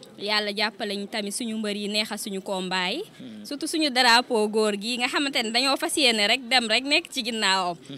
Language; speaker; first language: Wolof; native; Wolof